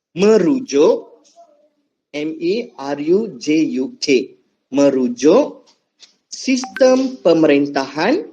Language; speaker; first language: Malay; non-native, local second language; Tamil